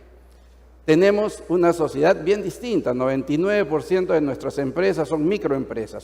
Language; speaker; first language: Spanish; native; Spanish